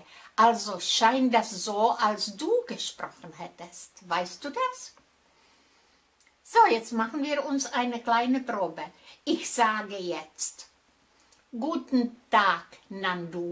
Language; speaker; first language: German; non-native, fluent; Czech